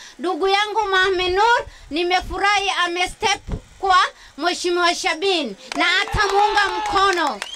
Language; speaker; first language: Swahili; non-native, local second language; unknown